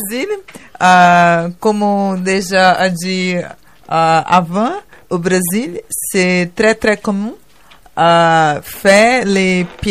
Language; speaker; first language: French; non-native, learner; Portuguese